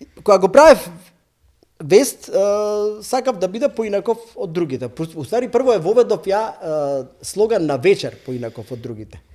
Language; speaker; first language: Macedonian; native; Macedonian